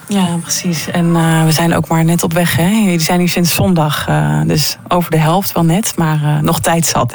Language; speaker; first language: Dutch; native; Dutch